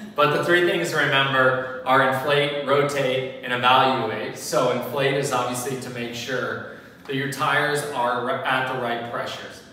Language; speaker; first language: English; native; English